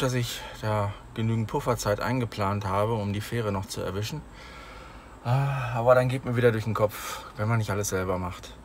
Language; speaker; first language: German; native; German